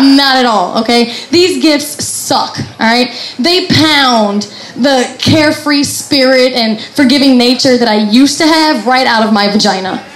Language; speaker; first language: English; native; English